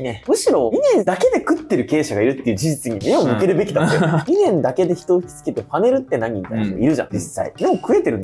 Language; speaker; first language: Japanese; native; Japanese